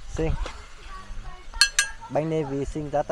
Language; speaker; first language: Portuguese; non-native, learner; Vietnamese